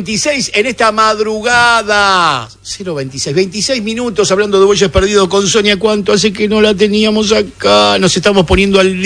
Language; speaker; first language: Spanish; native; Spanish